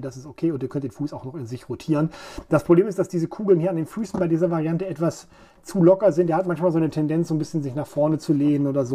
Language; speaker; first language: German; native; German